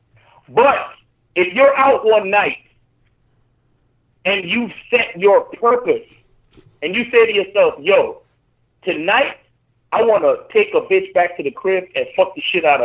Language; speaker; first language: English; native; English